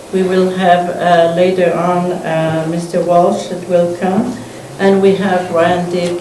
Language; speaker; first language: English; non-native, fluent; French